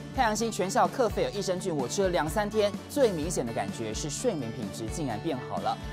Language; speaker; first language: Chinese; native; Chinese